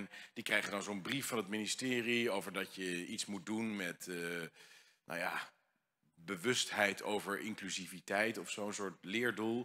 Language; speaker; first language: Dutch; native; Dutch